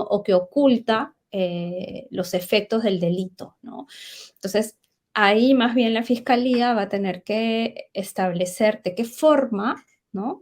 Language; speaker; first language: Spanish; native; Spanish